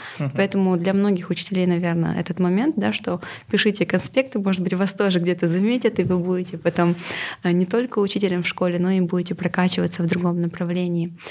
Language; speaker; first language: Russian; non-native, local second language; Kazakh